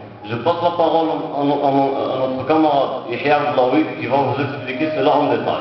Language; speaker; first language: French; non-native, local second language; Arabic